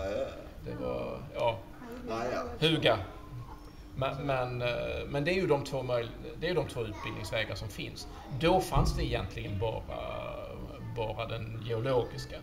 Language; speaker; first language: Swedish; native; Swedish